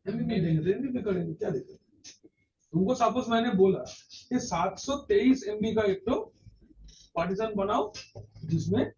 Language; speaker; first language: Hindi; non-native, local second language; Bangla